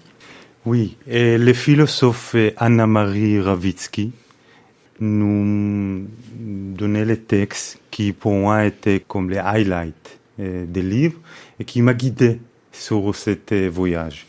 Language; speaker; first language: French; non-native, fluent; Hebrew